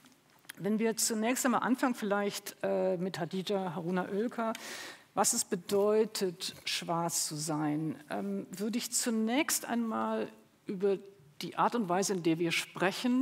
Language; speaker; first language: German; native; German